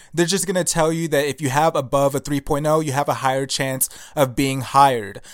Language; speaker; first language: English; early bilingual, other home language; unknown